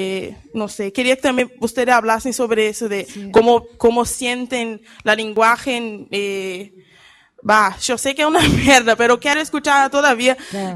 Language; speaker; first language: Spanish; non-native, learner; Portuguese